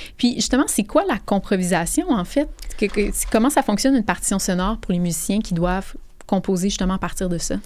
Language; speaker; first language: French; native; French